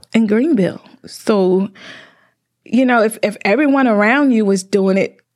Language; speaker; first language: English; native; English